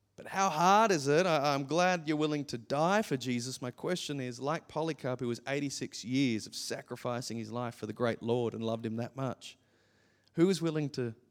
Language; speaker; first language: English; native; English